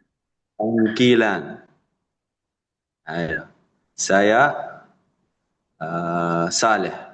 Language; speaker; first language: Indonesian; non-native, learner; Arabic